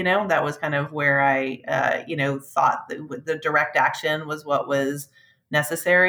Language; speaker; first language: English; native; English